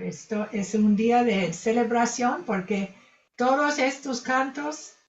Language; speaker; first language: Spanish; non-native, fluent; English